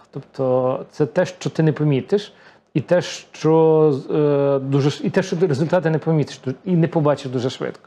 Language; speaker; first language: Ukrainian; native; Ukrainian